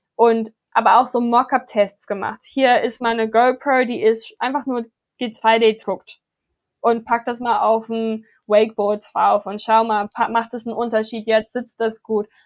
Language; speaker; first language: German; non-native, fluent; English